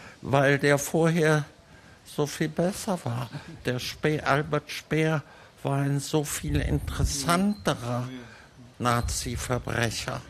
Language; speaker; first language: German; early bilingual, heritage; German